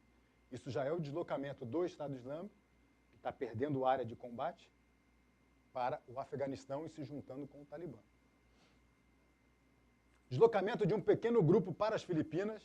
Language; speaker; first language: Portuguese; native; Portuguese